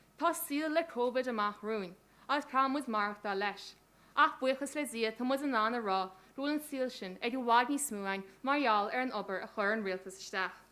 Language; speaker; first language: Irish; native; Irish